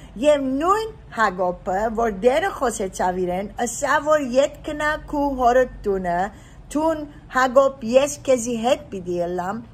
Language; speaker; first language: Armenian; early bilingual, heritage; Armenian